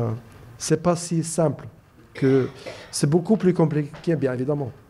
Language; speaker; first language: French; non-native, fluent; Norwegian